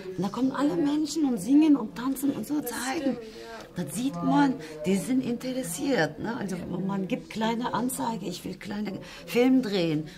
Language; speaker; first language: German; non-native, fluent; Turkish